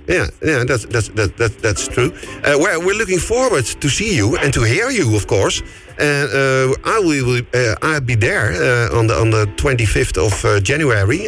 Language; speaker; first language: English; non-native, fluent; Dutch